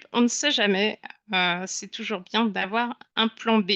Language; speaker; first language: French; native; French